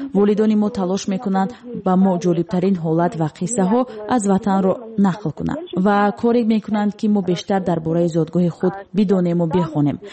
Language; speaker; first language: Tajik; non-native, local second language; Shughni